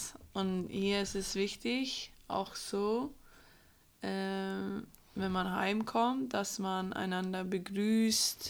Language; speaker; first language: German; non-native, fluent; English